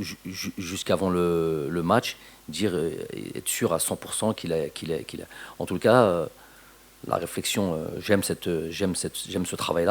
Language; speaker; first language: French; native; French